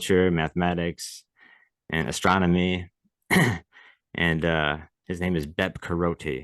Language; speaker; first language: English; native; English